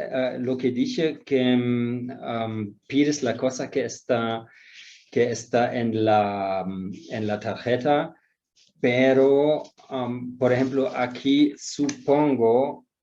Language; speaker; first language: Spanish; non-native, fluent; German